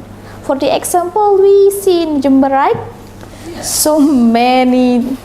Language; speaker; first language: English; non-native, learner; Indonesian